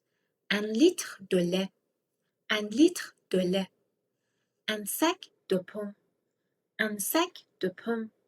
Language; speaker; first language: French; non-native, fluent; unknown